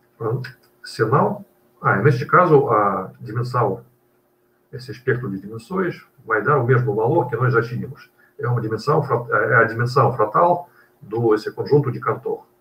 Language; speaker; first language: Portuguese; non-native, fluent; Russian